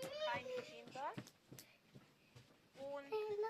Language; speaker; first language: German; non-native, learner; Macedonian